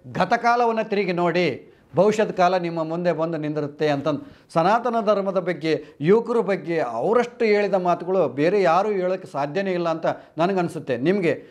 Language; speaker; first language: Kannada; non-native, local second language; Telugu